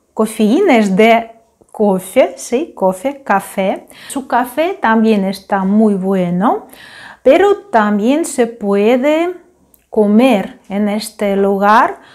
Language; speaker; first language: Spanish; non-native, fluent; Ukrainian